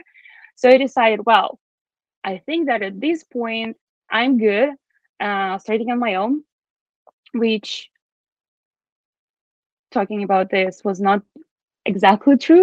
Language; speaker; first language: English; non-native, fluent; Russian